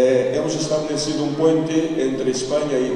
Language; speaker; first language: Spanish; native; Spanish